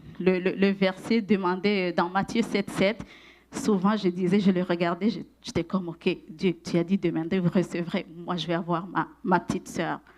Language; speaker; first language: French; non-native, local second language; Rundi